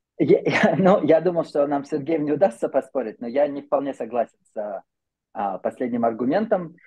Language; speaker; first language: Russian; native; Russian